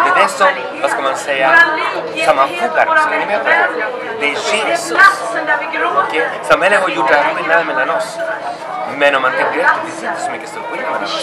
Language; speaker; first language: Swedish; non-native, fluent; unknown